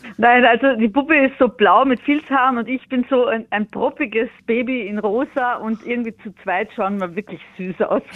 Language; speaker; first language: German; native; German